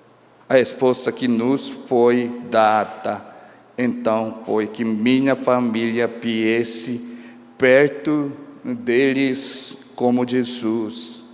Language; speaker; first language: Portuguese; non-native, fluent; Korean